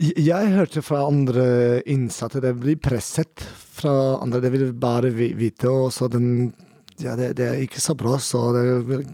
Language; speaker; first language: Norwegian; non-native, learner; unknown